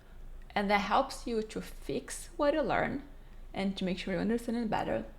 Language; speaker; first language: English; non-native, fluent; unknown